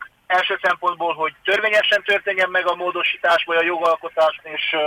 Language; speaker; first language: Hungarian; native; Hungarian